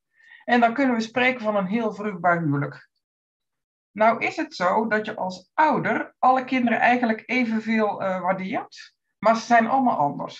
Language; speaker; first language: Dutch; native; Dutch